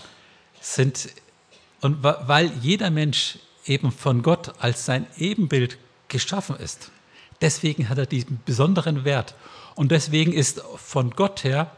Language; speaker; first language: German; native; German